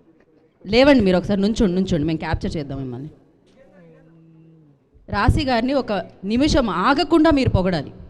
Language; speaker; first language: Telugu; native; Telugu